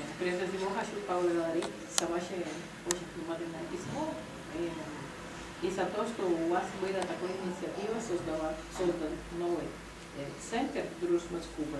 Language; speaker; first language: Russian; non-native, learner; Spanish